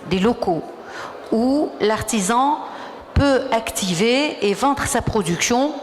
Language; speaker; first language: French; non-native, local second language; Arabic